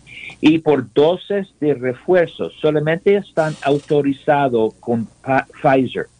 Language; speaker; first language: Spanish; non-native, learner; English